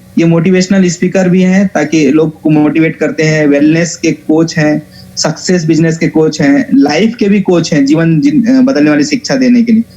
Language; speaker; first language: Hindi; native; Hindi